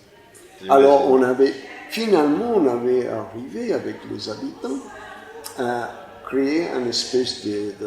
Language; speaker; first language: French; non-native, fluent; Spanish